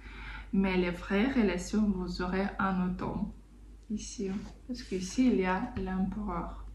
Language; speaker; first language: French; non-native, fluent; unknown